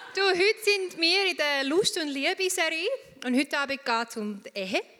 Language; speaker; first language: German; non-native, fluent; English